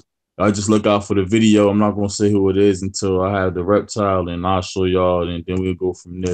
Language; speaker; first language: English; native; English